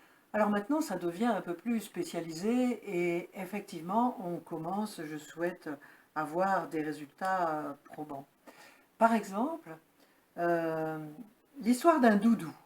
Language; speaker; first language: French; native; French